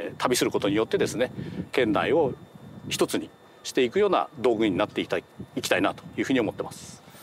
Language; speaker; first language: Japanese; native; Japanese